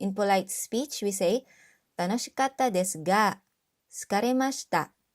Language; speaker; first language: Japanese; non-native, fluent; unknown